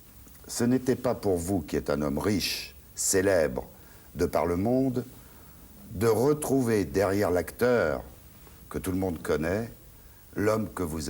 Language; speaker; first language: French; native; French